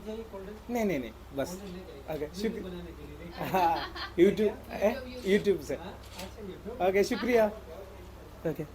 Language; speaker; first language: Hindi; non-native, local second language; Malayalam